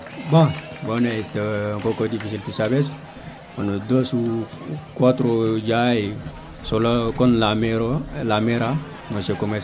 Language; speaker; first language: Spanish; non-native, learner; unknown